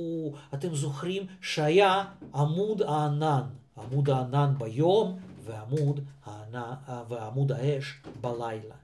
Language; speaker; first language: Hebrew; non-native, fluent; Russian